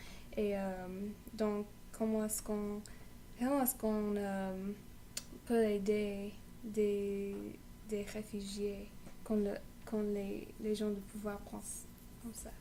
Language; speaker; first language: French; non-native, learner; English